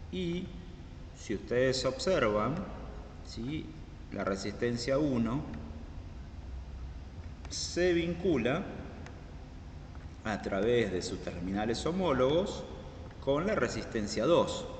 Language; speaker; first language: Spanish; native; Spanish